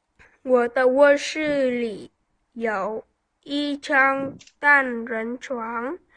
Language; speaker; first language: Chinese; non-native, learner; Vietnamese